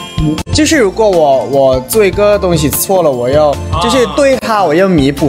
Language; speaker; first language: Chinese; non-native, learner; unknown